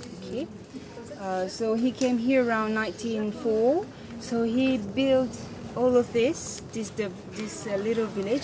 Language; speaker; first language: English; non-native, learner; French